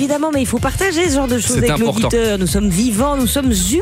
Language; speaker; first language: French; native; French